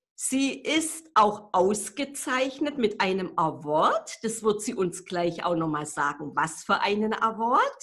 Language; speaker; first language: German; native; German